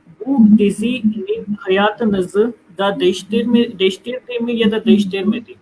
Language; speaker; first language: Turkish; non-native, fluent; Urdu